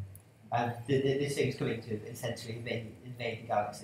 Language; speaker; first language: English; native; English